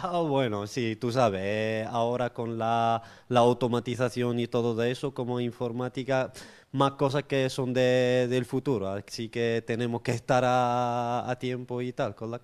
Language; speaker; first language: Spanish; non-native, local second language; Arabic